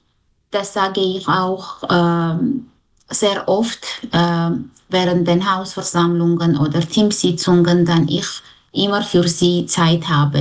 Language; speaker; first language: German; non-native, fluent; Armenian